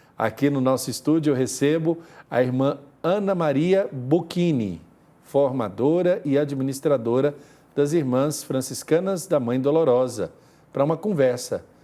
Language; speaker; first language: Portuguese; native; Portuguese